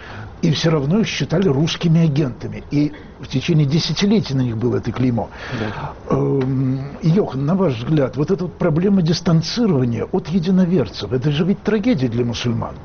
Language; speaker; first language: Russian; native; Russian